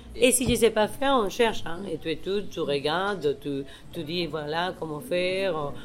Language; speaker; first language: French; non-native, fluent; Spanish